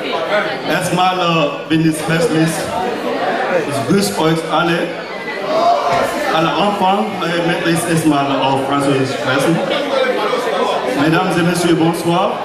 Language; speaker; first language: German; non-native, learner; French